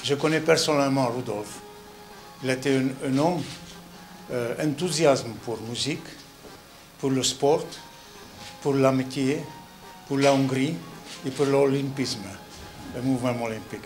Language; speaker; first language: French; non-native, learner; Hungarian